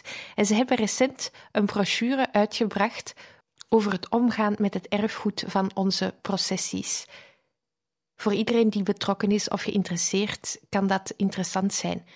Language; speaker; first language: Dutch; native; Dutch